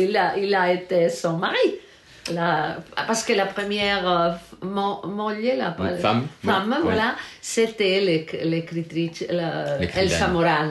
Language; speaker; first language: French; non-native, learner; Galician